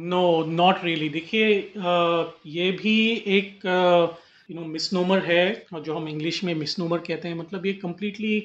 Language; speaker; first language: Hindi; non-native, local second language; Marathi